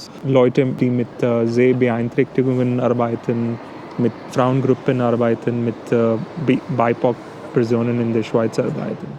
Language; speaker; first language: German; non-native, fluent; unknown